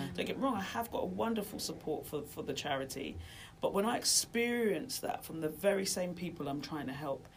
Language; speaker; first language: English; native; English